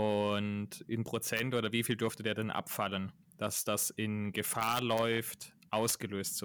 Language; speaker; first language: German; native; German